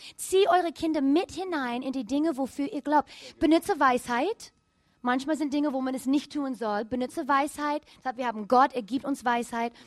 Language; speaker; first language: German; non-native, fluent; English